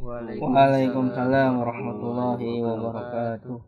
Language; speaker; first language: Indonesian; native; Indonesian